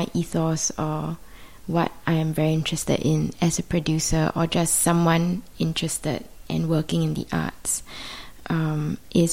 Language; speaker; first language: English; native; English